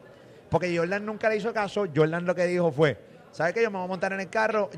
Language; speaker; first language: Spanish; native; Spanish